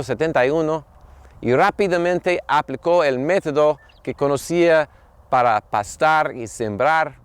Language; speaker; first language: Spanish; non-native, learner; English